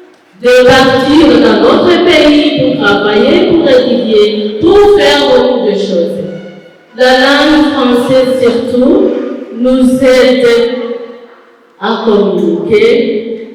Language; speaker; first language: French; non-native, local second language; Kinyarwanda